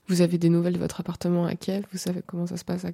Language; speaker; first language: French; native; French